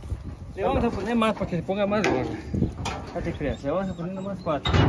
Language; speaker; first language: Spanish; native; Spanish